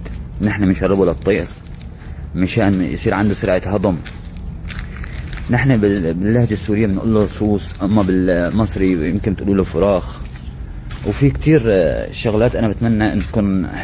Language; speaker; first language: Arabic; native; Arabic